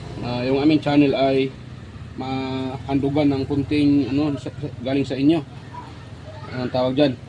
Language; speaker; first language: Filipino; non-native, local second language; Cebuano